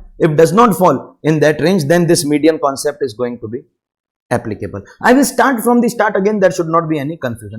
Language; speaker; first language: English; non-native, local second language; Hindi